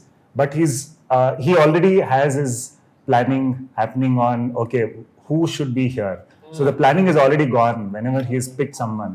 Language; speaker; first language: English; non-native, local second language; Kannada